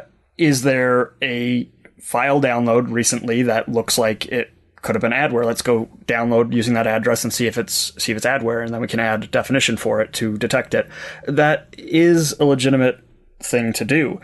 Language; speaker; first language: English; native; English